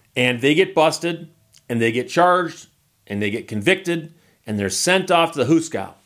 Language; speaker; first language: English; native; English